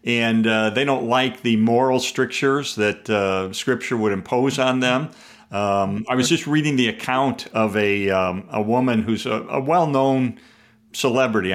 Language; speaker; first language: English; native; English